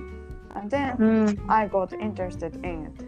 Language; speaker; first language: English; non-native, learner; Japanese